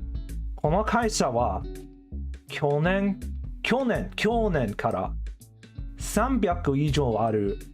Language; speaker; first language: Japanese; non-native, learner; English